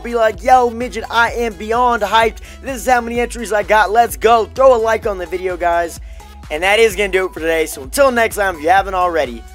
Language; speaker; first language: English; native; English